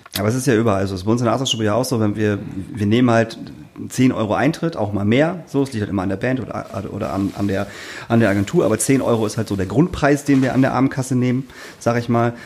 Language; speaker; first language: German; native; German